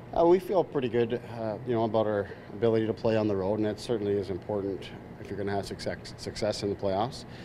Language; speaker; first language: English; native; English